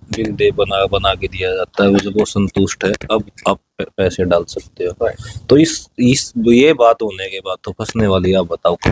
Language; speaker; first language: Hindi; native; Hindi